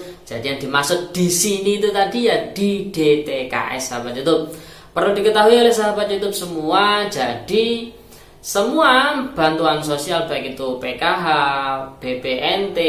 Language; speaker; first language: Indonesian; native; Indonesian